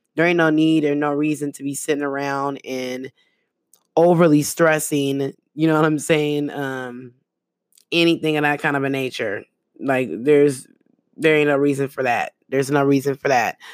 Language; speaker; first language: English; early bilingual, other home language; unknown